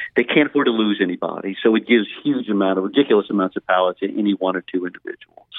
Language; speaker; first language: English; native; English